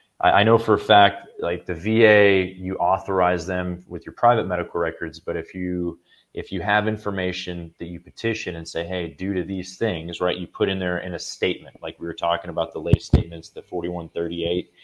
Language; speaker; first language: English; native; English